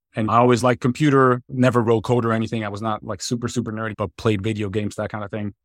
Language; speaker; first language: English; non-native, fluent; German